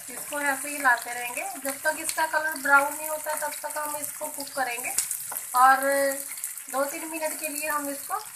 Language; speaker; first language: Hindi; non-native, local second language; Punjabi